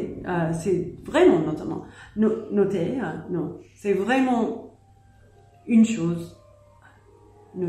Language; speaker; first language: French; non-native, learner; English